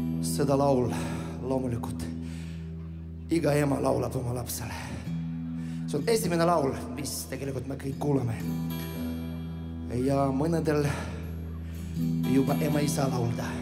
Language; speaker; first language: Estonian; non-native, fluent; Ukrainian